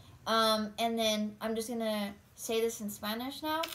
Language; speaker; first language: English; early bilingual, other home language; Spanish